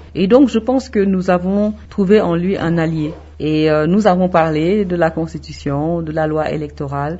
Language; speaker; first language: French; non-native, local second language; Wolof